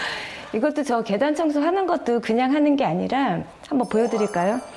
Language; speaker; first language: Korean; native; Korean